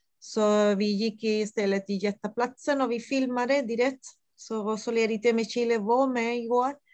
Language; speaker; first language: Swedish; non-native, fluent; Spanish